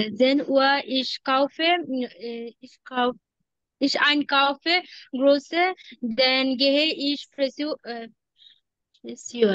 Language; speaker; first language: German; non-native, learner; Bangla